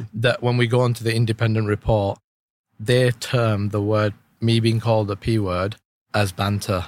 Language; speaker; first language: English; early bilingual, other home language; Urdu